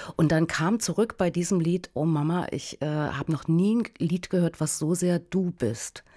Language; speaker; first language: German; native; German